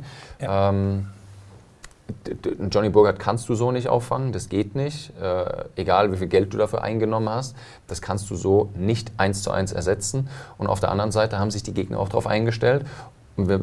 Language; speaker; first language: German; native; German